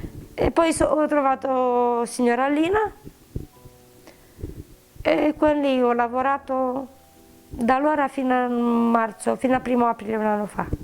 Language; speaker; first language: Italian; non-native, fluent; Romanian